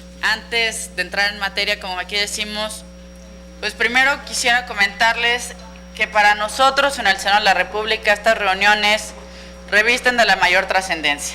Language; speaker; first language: Spanish; native; Spanish